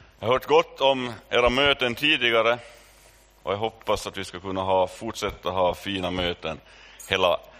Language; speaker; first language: Swedish; native; Swedish